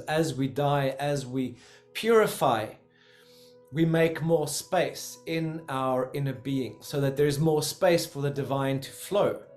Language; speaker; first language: English; native; English